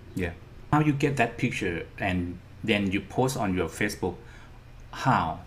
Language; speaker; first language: English; non-native, fluent; Thai